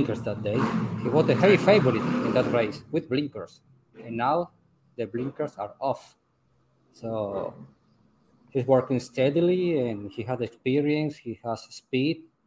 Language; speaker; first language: English; non-native, learner; Spanish